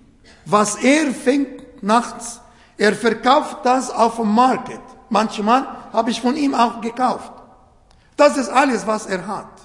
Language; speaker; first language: German; non-native, learner; Arabic